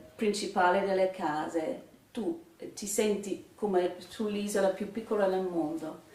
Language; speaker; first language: Italian; non-native, fluent; English